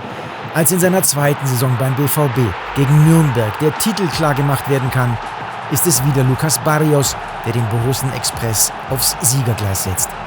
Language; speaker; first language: German; native; German